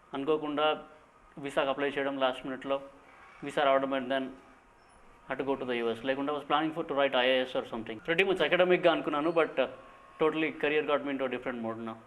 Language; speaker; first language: Telugu; native; Telugu